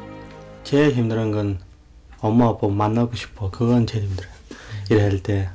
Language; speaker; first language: Korean; non-native, learner; Mongolian